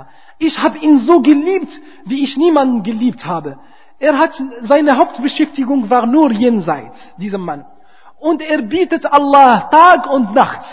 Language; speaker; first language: German; non-native, fluent; Arabic